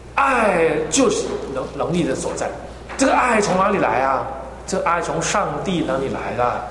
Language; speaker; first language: Chinese; non-native, fluent; Cantonese